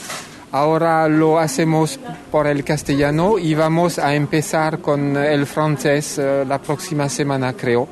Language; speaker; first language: Spanish; non-native, fluent; French